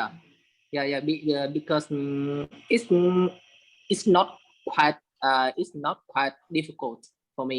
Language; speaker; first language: English; non-native, learner; Vietnamese